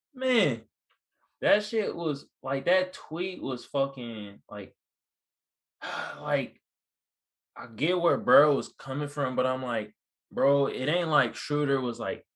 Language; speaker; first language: English; native; English